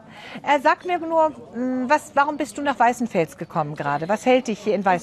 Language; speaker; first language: German; native; German